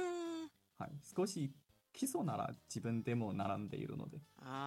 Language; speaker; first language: Japanese; non-native, fluent; Chinese